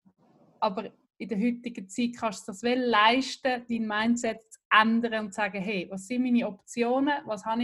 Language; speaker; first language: German; native; German